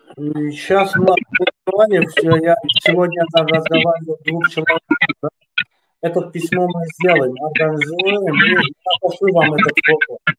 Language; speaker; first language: Russian; non-native, local second language; Azerbaijani